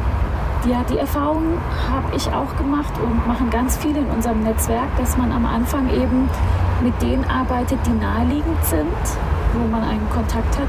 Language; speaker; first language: German; native; German